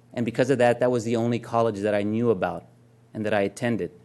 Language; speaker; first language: English; native; English